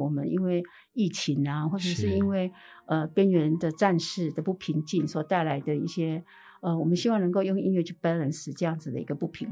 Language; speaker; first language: Chinese; native; Chinese